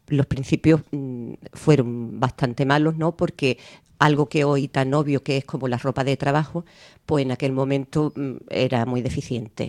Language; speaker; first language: Spanish; native; Spanish